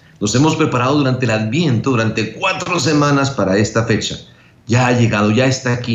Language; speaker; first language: Spanish; native; Spanish